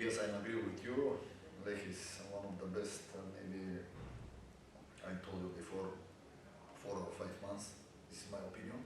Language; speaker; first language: English; non-native, learner; Bulgarian